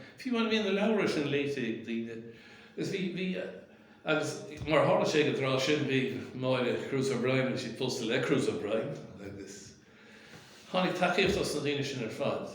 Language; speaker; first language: Irish; native; Irish